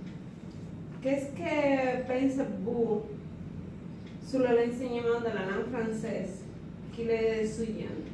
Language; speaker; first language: French; non-native, learner; Spanish